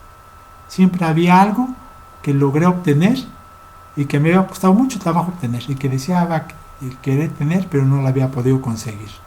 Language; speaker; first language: Spanish; native; Spanish